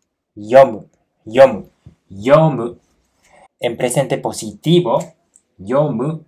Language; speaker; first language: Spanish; non-native, fluent; Japanese